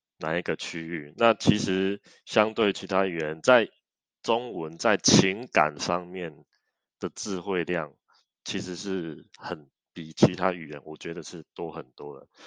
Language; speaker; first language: Chinese; native; Chinese